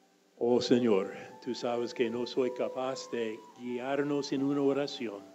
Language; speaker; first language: Spanish; non-native, fluent; English